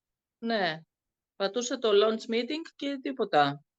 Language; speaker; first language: Greek; native; Greek